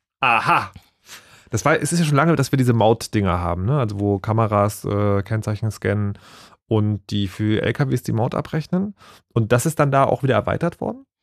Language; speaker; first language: German; native; German